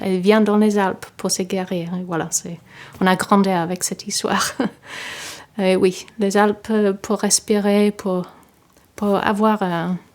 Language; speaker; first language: French; non-native, fluent; English